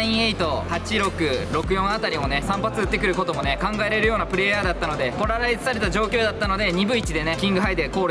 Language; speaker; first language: Japanese; native; Japanese